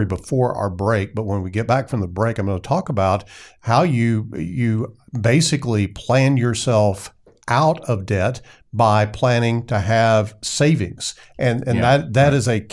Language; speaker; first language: English; native; English